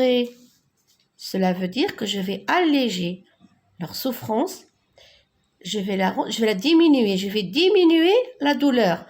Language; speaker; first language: French; non-native, local second language; Arabic